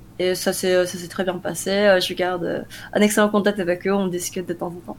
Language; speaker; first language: French; early bilingual, other home language; Korean